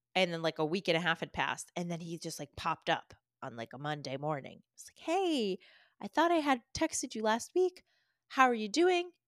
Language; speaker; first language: English; native; English